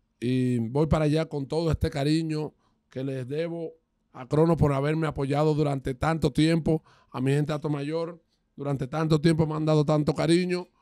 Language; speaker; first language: Spanish; native; Spanish